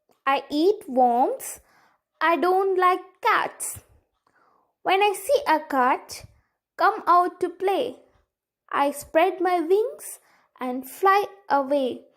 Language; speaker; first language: English; non-native, local second language; Tamil